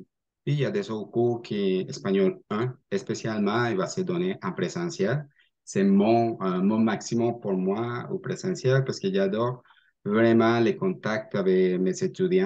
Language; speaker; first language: French; non-native, fluent; Spanish